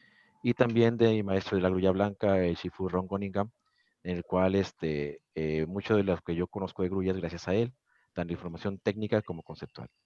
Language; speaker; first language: Spanish; native; Spanish